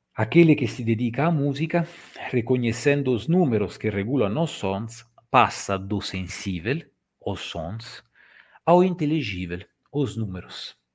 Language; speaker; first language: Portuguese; non-native, fluent; Italian